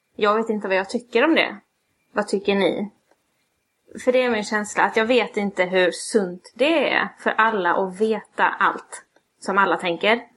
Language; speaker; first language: Swedish; native; Swedish